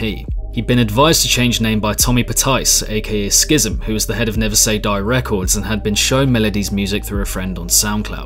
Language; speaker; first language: English; native; English